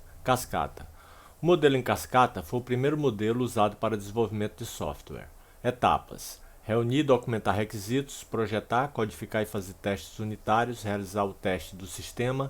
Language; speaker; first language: Portuguese; native; Portuguese